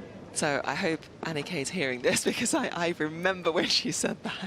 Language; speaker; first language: English; native; English